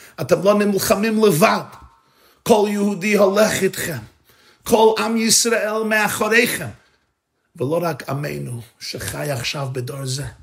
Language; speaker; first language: Hebrew; non-native, fluent; English